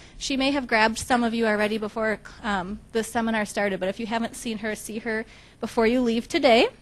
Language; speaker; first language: English; native; English